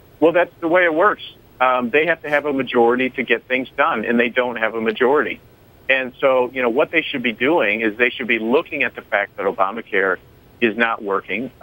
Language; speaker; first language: English; native; English